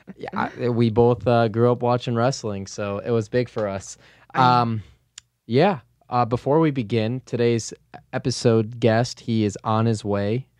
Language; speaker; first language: English; native; English